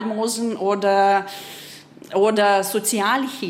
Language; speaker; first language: German; non-native, fluent; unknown